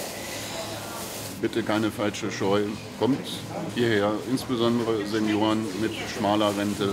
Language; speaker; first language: German; native; German